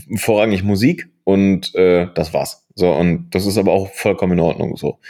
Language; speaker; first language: German; native; German